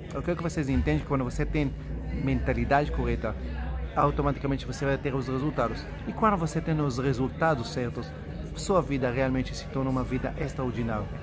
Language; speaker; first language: Portuguese; non-native, fluent; Hebrew